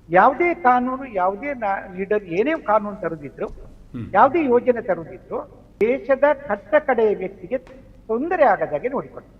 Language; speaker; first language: Kannada; native; Kannada